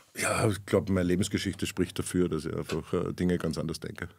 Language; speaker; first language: German; native; German